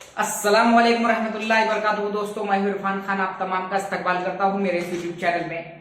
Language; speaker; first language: Hindi; native; Hindi